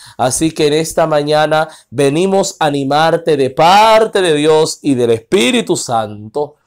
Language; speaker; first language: Spanish; non-native, fluent; Haitian Creole